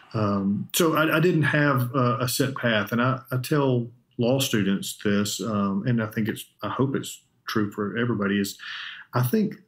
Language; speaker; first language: English; native; English